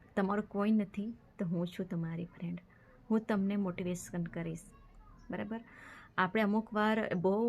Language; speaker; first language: Gujarati; non-native, local second language; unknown